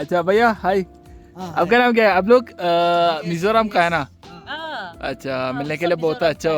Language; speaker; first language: Hindi; non-native, local second language; Malayalam